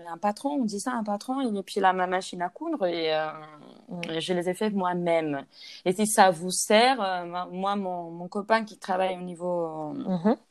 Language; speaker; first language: French; non-native, fluent; Spanish